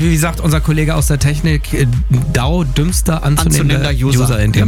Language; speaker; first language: German; native; German